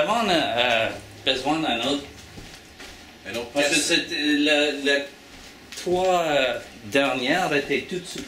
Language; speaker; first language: French; non-native, learner; English